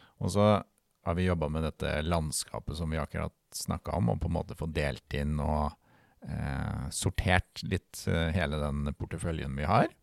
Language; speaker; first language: Norwegian; native; Norwegian